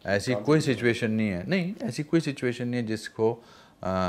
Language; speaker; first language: Hindi; native; Hindi